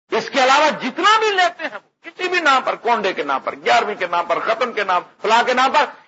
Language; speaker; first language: Urdu; non-native, local second language; Punjabi